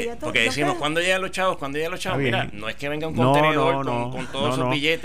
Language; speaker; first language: Spanish; native; Spanish